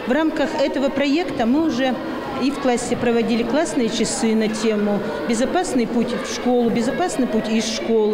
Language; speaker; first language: Russian; native; Russian